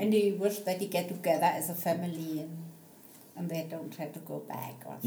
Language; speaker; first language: English; non-native, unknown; German